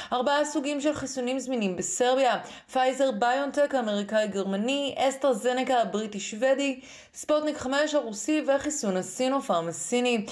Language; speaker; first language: Hebrew; native; Hebrew